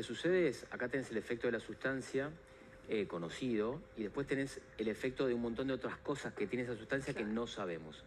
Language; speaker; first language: Spanish; native; Spanish